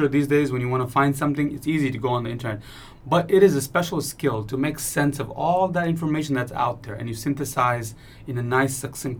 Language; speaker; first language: English; non-native, local second language; Nepali